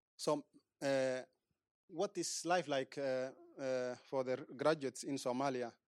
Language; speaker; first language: English; non-native, local second language; Somali